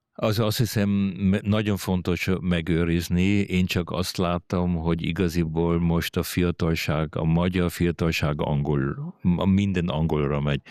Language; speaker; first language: Hungarian; early bilingual, heritage; Hungarian